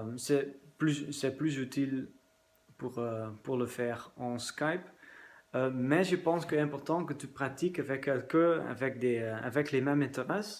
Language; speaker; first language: French; non-native, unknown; Dutch